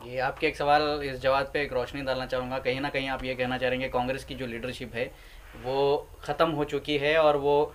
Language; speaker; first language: Urdu; native; Urdu